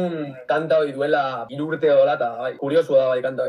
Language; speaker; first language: Basque; native; Basque